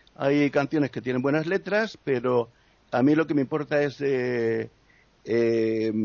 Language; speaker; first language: Spanish; native; Spanish